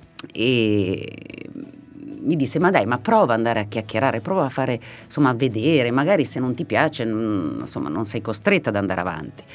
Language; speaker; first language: Italian; native; Italian